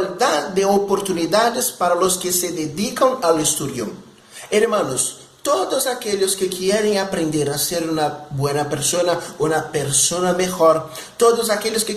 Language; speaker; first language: Spanish; non-native, fluent; Portuguese